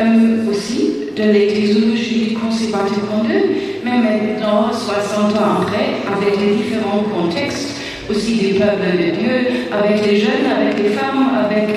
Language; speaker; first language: French; non-native, fluent; German